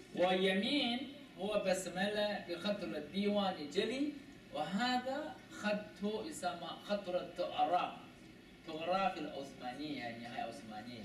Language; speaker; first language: Arabic; non-native, learner; Chinese